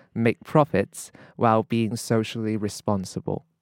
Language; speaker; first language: English; non-native, local second language; Cantonese